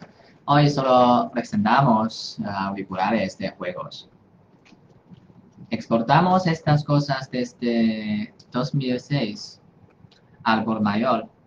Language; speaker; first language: Spanish; non-native, fluent; Chinese